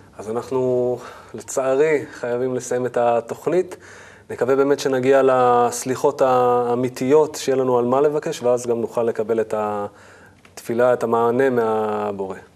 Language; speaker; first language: Hebrew; native; Hebrew